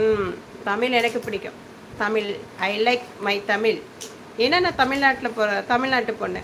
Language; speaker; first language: Tamil; early bilingual, heritage; Tamil